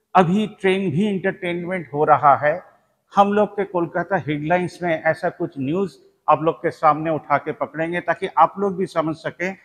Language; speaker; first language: Hindi; non-native, local second language; Bangla